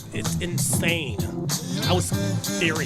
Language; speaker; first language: English; native; English